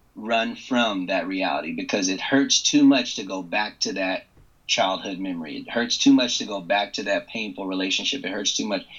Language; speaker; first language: English; native; English